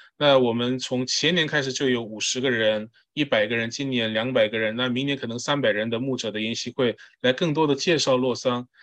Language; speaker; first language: Chinese; early bilingual, heritage; Chinese